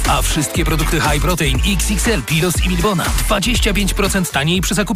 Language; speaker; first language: Polish; native; Polish